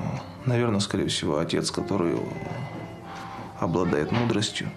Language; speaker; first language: Russian; native; Russian